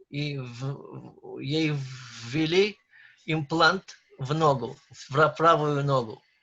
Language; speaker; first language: Russian; native; Russian